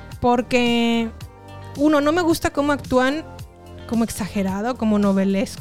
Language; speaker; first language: Spanish; native; Spanish